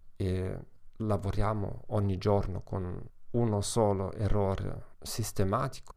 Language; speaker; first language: Italian; non-native, learner; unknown